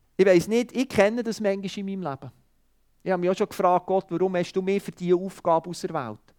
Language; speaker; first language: German; non-native, fluent; Swiss German